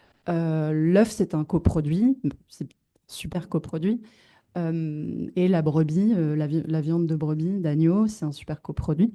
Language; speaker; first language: French; native; French